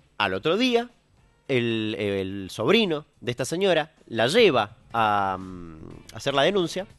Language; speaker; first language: Spanish; native; Spanish